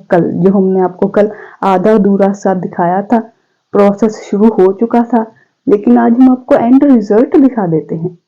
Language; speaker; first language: Hindi; non-native, local second language; Punjabi